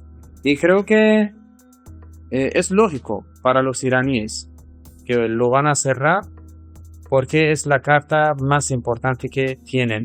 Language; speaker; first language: Spanish; non-native, fluent; Persian